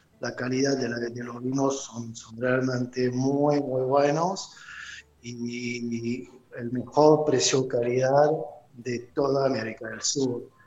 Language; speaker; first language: Spanish; non-native, fluent; French